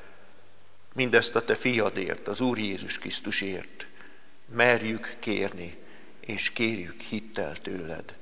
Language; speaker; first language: Hungarian; native; Hungarian